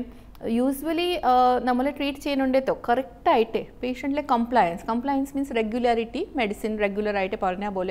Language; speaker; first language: Malayalam; non-native, fluent; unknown